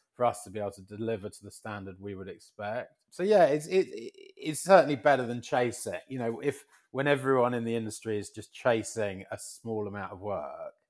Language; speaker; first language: English; native; English